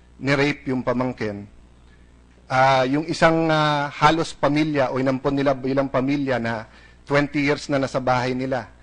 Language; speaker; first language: Filipino; native; Filipino